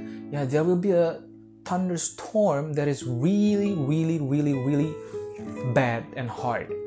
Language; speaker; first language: English; non-native, fluent; Indonesian